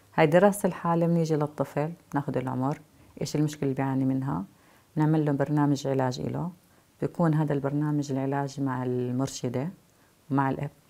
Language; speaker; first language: Arabic; native; Arabic